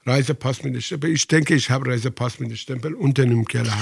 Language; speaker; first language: German; non-native, fluent; Persian